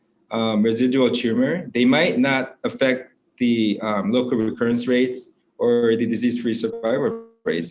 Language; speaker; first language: English; non-native, fluent; Korean